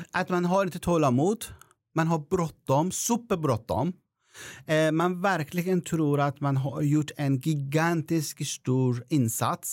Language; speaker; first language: Swedish; non-native, fluent; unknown